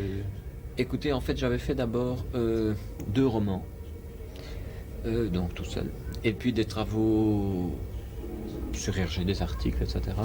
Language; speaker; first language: French; native; French